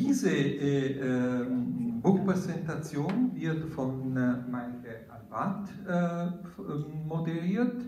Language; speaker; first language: German; non-native, fluent; Italian